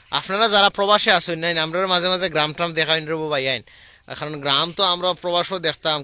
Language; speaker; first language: Bangla; native; Bangla